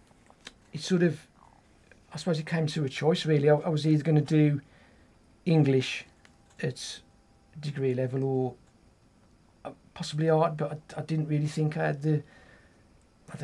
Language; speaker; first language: English; native; English